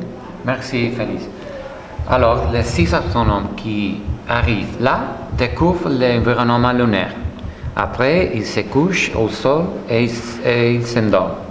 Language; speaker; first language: French; non-native, learner; Spanish